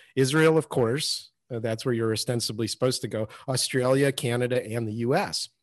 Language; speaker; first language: English; early bilingual, other home language; Russian